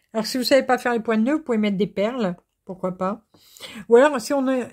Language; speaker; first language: French; native; French